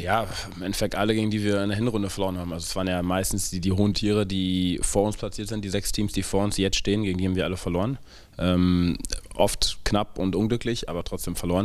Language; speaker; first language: German; native; German